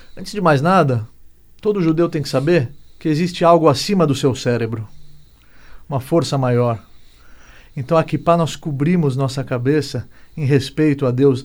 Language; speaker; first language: Portuguese; native; Portuguese